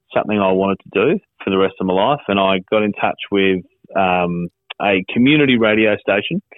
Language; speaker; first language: English; native; English